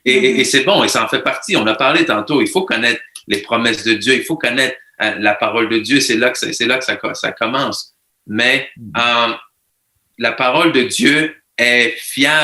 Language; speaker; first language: French; native; French